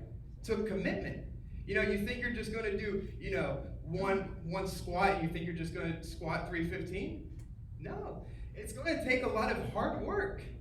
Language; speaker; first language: English; native; English